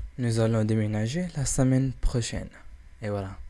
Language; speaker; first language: French; non-native, learner; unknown